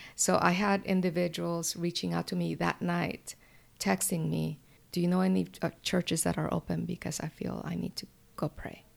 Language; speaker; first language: English; early bilingual, other home language; Spanish